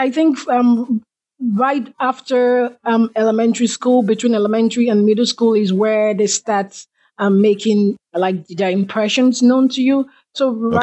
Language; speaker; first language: English; non-native, local second language; Igbo